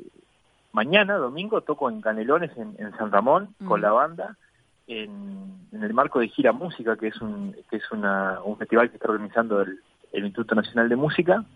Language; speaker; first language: Spanish; native; Spanish